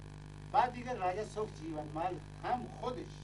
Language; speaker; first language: Persian; non-native, fluent; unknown